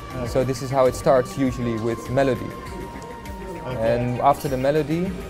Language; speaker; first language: English; non-native, fluent; Dutch